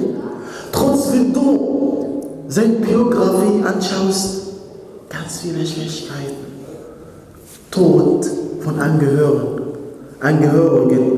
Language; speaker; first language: German; non-native, fluent; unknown